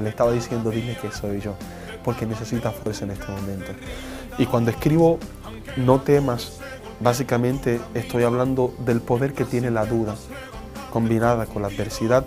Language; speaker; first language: Spanish; native; Spanish